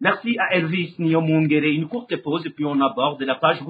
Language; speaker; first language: French; non-native, local second language; Rundi